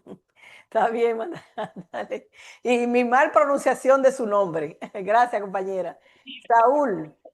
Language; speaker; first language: Spanish; native; Spanish